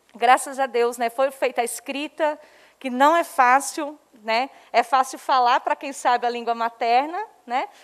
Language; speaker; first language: Portuguese; non-native, local second language; Low German